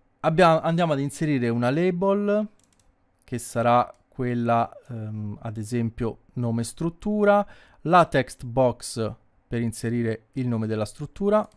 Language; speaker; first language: Italian; native; Italian